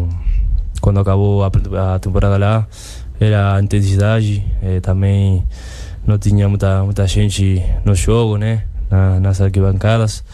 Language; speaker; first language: Portuguese; non-native, fluent; Spanish